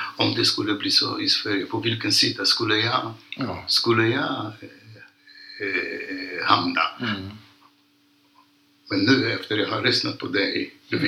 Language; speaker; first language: Swedish; non-native, fluent; Polish